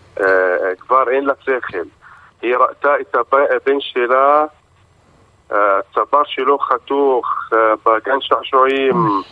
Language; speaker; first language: Hebrew; non-native, local second language; Arabic